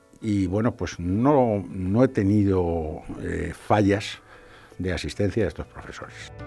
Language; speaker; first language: Spanish; native; Spanish